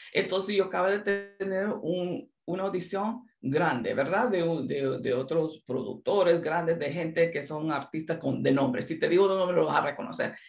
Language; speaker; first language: Spanish; early bilingual, other home language; English